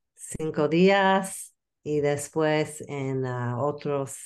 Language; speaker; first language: Spanish; non-native, learner; English